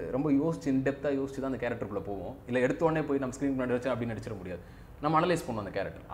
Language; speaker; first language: Tamil; native; Tamil